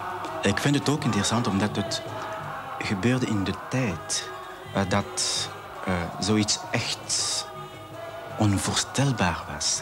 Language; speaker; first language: Dutch; non-native, fluent; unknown